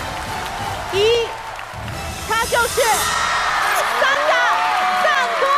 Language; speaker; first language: Chinese; native; Chinese